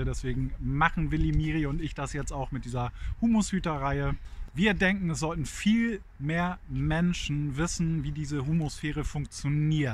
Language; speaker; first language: German; native; German